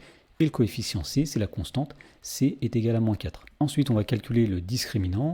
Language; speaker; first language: French; native; French